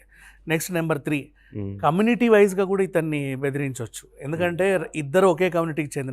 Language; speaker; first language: Telugu; native; Telugu